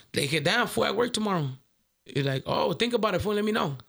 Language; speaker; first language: English; early bilingual, other home language; Spanish